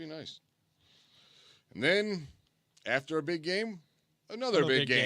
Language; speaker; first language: English; native; English